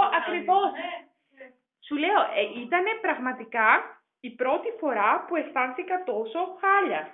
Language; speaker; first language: Greek; non-native, fluent; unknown